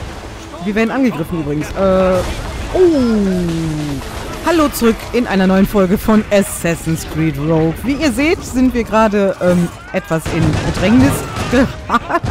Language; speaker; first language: German; native; German